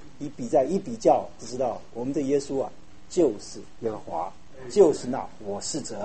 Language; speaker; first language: Chinese; native; Chinese